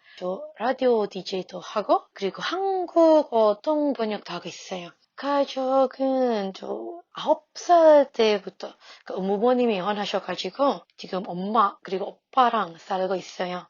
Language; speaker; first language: Korean; non-native, fluent; Indonesian